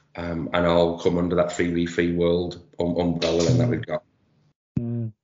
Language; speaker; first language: English; native; English